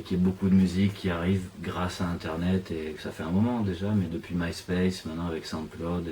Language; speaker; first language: French; native; French